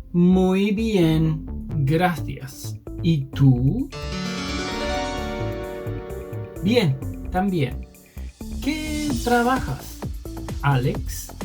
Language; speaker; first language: Spanish; non-native, fluent; English